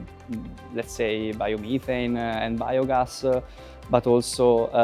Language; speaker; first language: English; non-native, fluent; Italian